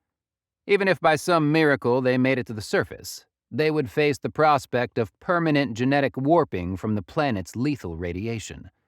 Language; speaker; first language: English; native; English